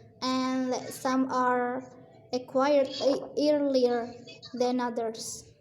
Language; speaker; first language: English; non-native, learner; Indonesian